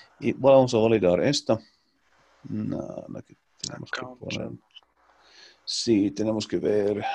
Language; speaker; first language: Spanish; non-native, learner; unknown